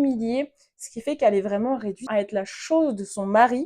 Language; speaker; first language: French; native; French